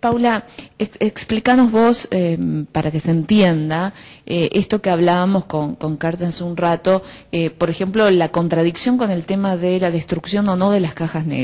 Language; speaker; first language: Spanish; native; Spanish